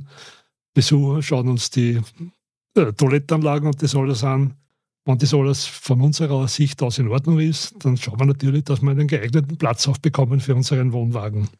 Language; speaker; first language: German; native; German